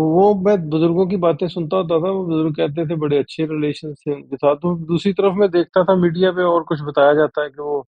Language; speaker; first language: Urdu; non-native, local second language; Punjabi